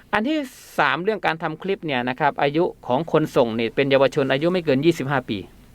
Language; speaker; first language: Thai; native; Thai